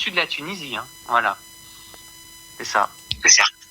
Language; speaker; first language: French; native; French